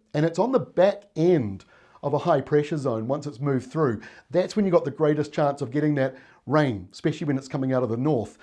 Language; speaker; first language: English; native; English